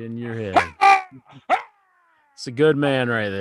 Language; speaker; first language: English; native; English